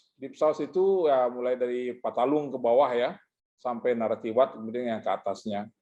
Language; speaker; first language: Indonesian; native; Indonesian